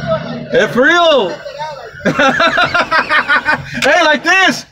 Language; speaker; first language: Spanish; non-native, learner; English